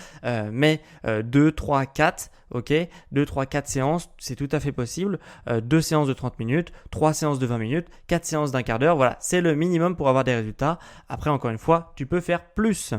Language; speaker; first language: French; native; French